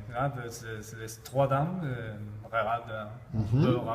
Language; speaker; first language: French; non-native, learner; Spanish